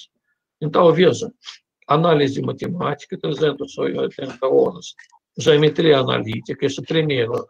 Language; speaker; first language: Portuguese; non-native, fluent; Russian